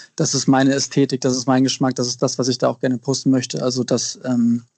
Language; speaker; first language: German; native; German